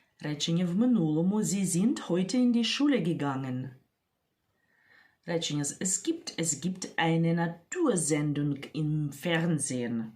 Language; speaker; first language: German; non-native, fluent; Ukrainian